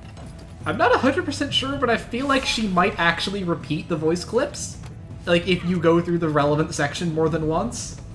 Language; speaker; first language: English; native; English